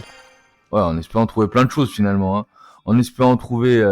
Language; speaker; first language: French; native; French